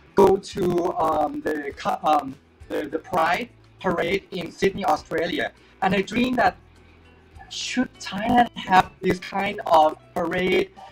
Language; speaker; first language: English; non-native, fluent; Thai